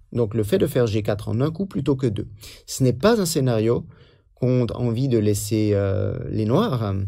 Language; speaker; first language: French; native; French